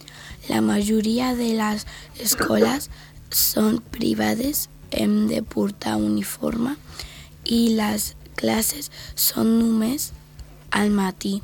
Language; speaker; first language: Catalan; early bilingual, other home language; Spanish